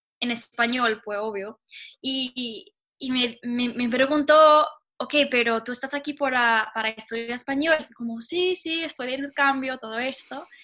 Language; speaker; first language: Spanish; non-native, fluent; English